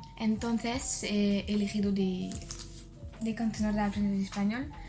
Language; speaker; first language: Spanish; non-native, learner; French